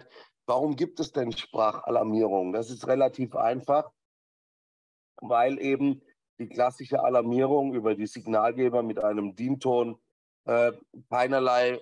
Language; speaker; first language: German; native; German